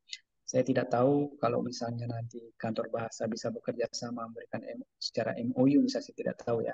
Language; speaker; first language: Indonesian; native; Indonesian